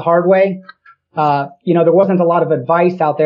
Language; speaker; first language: English; native; English